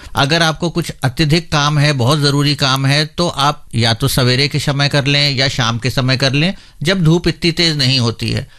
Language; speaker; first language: Hindi; native; Hindi